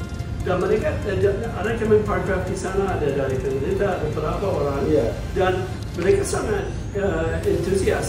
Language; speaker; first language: Indonesian; non-native, fluent; English